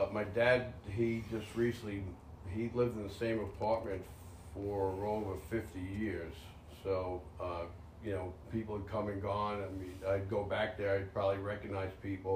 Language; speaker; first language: English; native; English